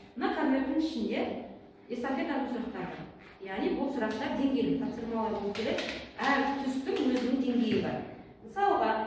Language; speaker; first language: Kazakh; native; Kazakh